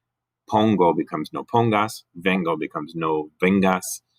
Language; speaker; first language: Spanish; non-native, fluent; English